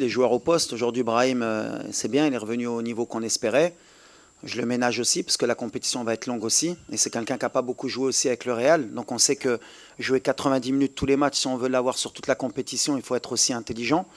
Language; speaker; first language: French; native; French